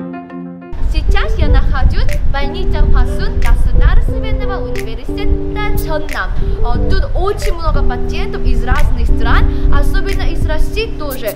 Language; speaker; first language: Russian; non-native, fluent; Korean